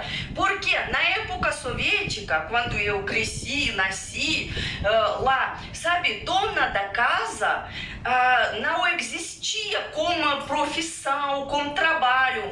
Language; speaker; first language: Portuguese; non-native, fluent; Russian